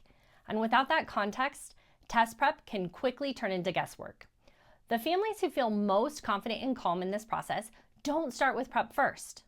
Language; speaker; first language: English; native; English